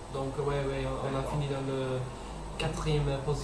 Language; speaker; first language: French; non-native, learner; English